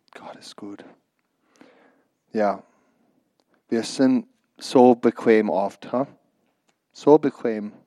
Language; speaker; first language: German; non-native, learner; English